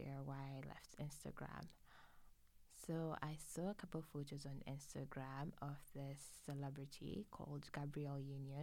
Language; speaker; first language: English; non-native, local second language; Swahili